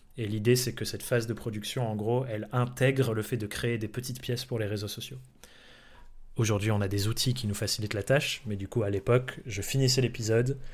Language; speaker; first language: French; early bilingual, other home language; English